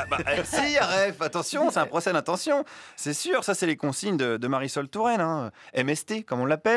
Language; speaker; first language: French; native; French